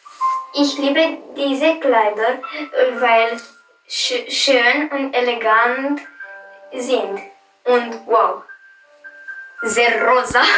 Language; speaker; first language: German; non-native, learner; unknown